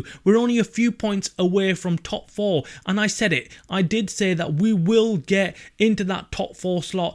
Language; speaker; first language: English; native; English